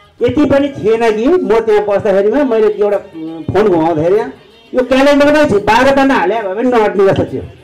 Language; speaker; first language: Nepali; non-native, local second language; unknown